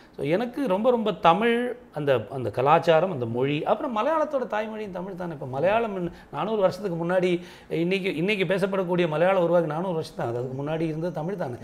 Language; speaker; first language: Tamil; non-native, local second language; Malayalam